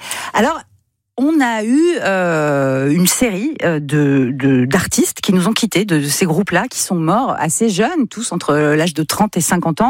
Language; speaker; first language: French; native; French